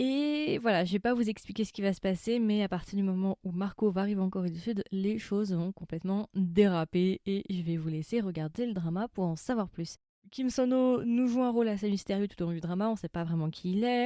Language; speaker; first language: French; native; French